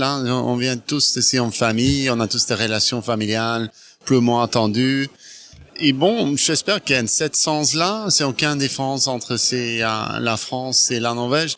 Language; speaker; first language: French; non-native, fluent; Norwegian